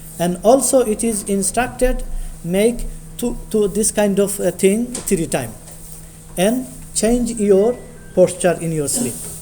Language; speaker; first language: English; non-native, local second language; Bangla